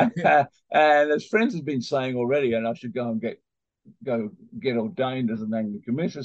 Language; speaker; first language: English; native; English